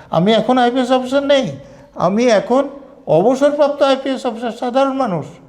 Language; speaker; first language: Bangla; native; Bangla